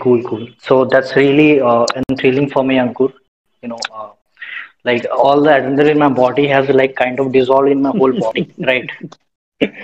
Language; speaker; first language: English; non-native, local second language; Hindi